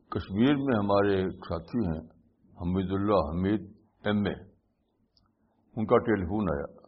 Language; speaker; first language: Urdu; native; Urdu